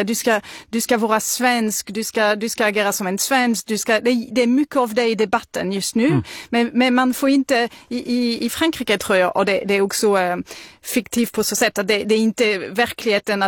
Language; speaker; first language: Swedish; non-native, fluent; French